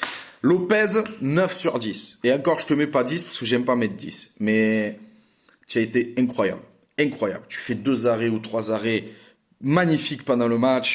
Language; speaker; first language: French; native; French